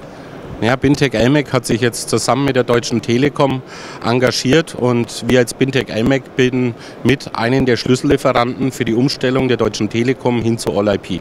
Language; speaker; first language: German; native; German